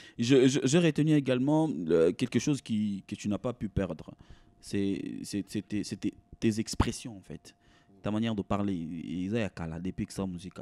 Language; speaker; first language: French; non-native, local second language; Lingala